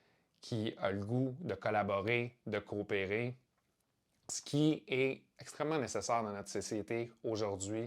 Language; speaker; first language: French; native; French